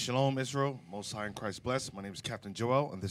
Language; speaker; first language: English; native; English